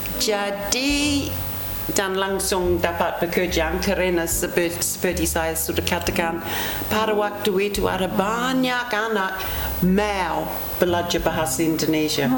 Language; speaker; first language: Indonesian; non-native, fluent; English